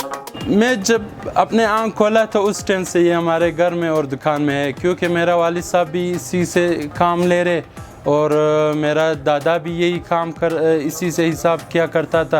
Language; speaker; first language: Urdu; non-native, local second language; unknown